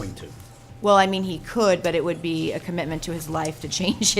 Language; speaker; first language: English; native; English